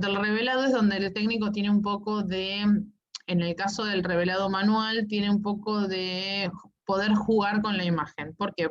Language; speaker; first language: Spanish; native; Spanish